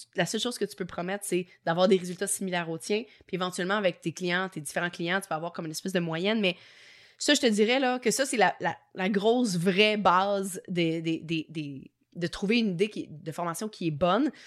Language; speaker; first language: French; native; French